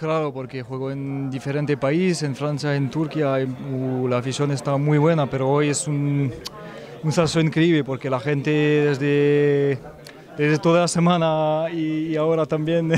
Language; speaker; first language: Spanish; non-native, fluent; French